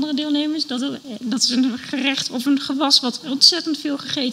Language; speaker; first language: Dutch; native; Dutch